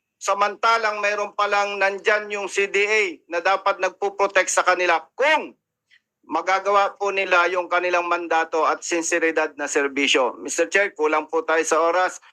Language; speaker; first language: Filipino; native; Filipino